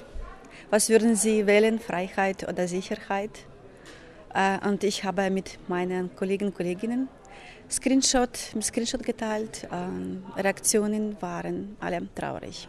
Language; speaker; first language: German; non-native, fluent; Ukrainian